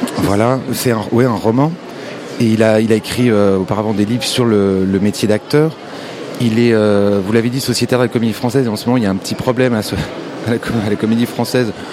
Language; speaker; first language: French; native; French